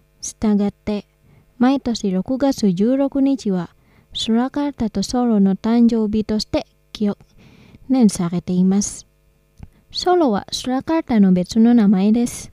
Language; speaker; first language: Japanese; non-native, fluent; Indonesian